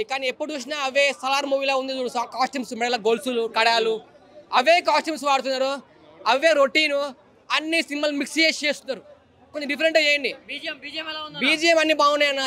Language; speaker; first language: Telugu; native; Telugu